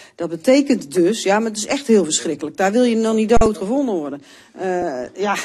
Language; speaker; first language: Dutch; native; Dutch